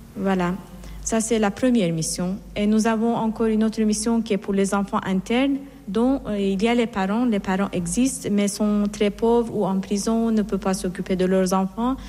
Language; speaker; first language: French; non-native, fluent; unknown